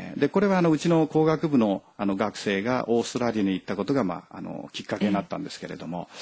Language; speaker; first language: Japanese; native; Japanese